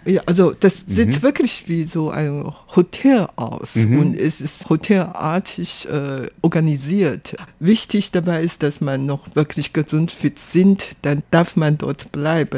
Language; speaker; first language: German; non-native, fluent; Chinese